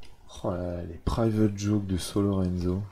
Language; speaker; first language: French; native; French